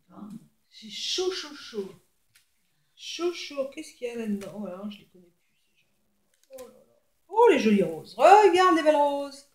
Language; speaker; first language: French; native; French